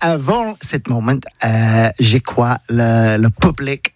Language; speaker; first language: French; non-native, learner; English